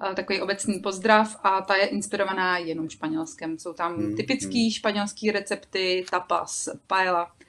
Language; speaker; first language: Czech; native; Czech